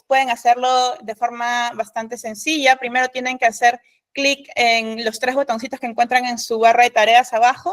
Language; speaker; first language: Spanish; native; Spanish